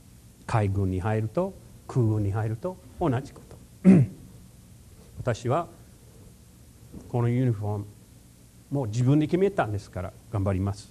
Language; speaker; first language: Japanese; non-native, fluent; English